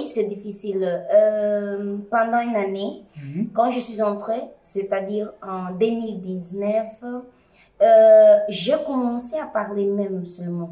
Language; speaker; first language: French; non-native, fluent; Portuguese